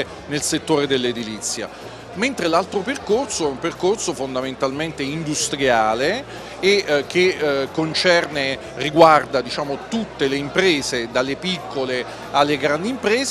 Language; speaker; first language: Italian; native; Italian